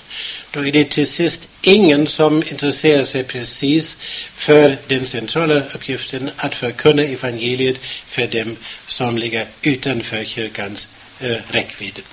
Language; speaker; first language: Swedish; non-native, fluent; German